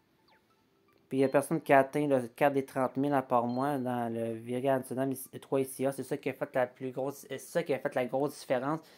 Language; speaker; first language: French; native; French